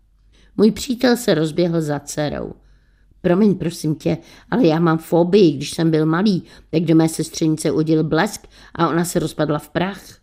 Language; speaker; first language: Czech; native; Czech